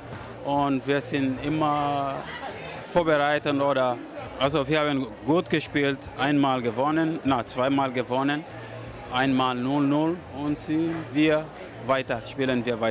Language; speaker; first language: German; non-native, learner; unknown